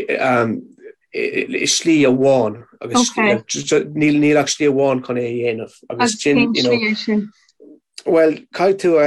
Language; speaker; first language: Irish; non-native, local second language; English